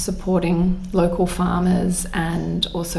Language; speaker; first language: English; native; English